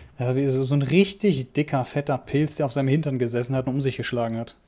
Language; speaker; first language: German; native; German